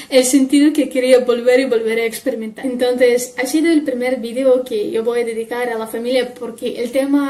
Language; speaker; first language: Spanish; non-native, fluent; Russian